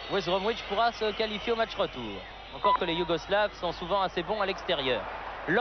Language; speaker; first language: French; native; French